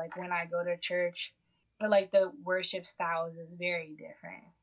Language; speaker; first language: English; early bilingual, other home language; Portuguese